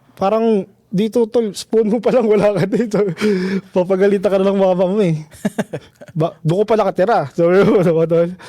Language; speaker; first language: Filipino; native; Filipino